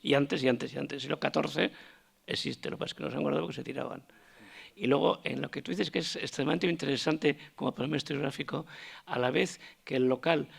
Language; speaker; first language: Spanish; native; Spanish